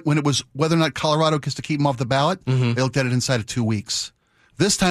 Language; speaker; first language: English; native; English